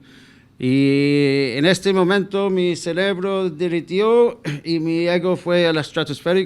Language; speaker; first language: Spanish; non-native, fluent; English